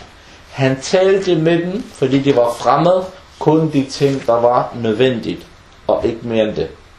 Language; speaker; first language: Danish; early bilingual, other home language; Arabic